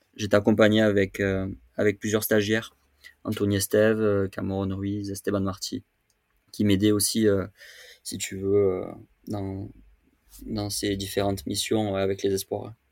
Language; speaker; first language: French; native; French